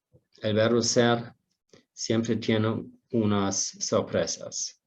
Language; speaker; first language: Spanish; non-native, fluent; German